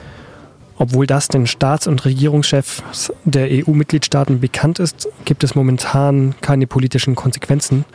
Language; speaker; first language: German; native; German